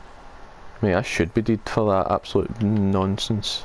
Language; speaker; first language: English; native; English